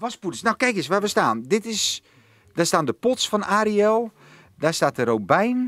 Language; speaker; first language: Dutch; native; Dutch